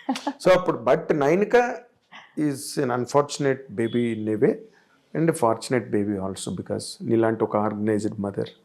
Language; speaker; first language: Telugu; native; Telugu